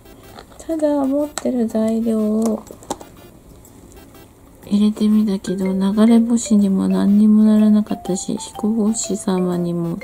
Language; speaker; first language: Japanese; native; Japanese